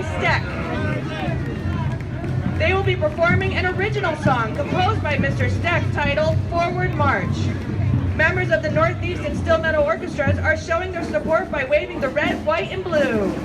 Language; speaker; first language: English; native; English